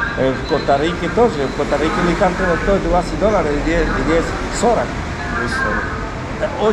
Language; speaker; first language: Russian; non-native, learner; Spanish